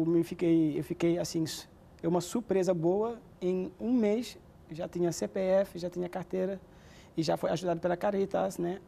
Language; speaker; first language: Portuguese; non-native, fluent; Wolof